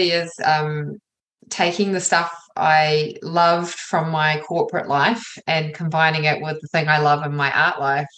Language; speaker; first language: English; native; English